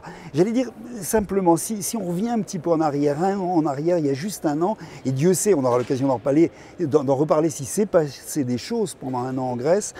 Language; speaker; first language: French; native; French